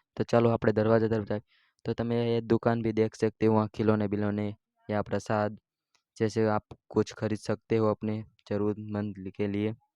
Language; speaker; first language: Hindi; non-native, local second language; Gujarati